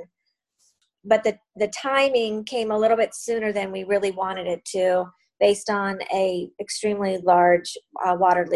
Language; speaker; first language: English; native; English